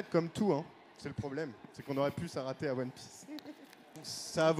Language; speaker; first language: French; native; French